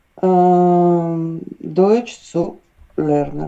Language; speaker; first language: German; non-native, learner; Ukrainian